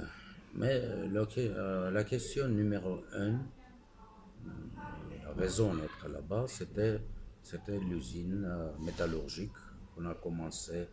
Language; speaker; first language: French; non-native, fluent; Armenian